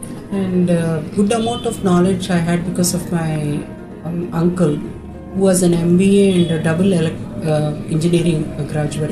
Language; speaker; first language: English; non-native, local second language; Tamil